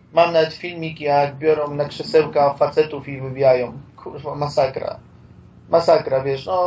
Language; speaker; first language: Polish; native; Polish